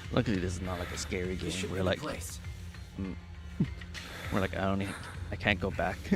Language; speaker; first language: English; native; English